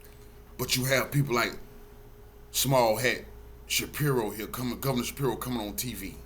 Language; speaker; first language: English; native; English